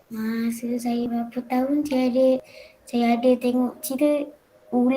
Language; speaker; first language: Malay; native; Malay